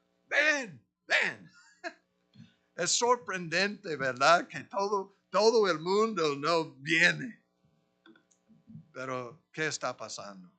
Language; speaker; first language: Spanish; non-native, fluent; English